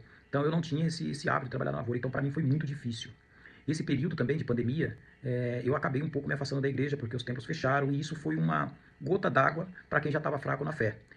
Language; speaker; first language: Portuguese; native; Portuguese